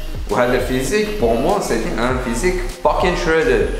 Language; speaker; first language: French; non-native, local second language; Arabic